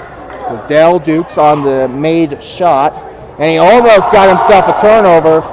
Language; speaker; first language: English; native; English